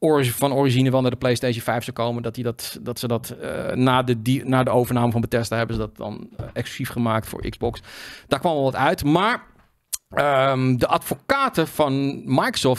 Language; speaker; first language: Dutch; native; Dutch